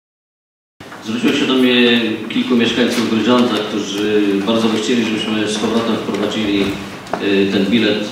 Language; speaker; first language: Polish; native; Polish